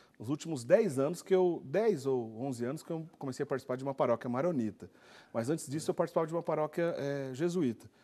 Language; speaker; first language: Portuguese; native; Portuguese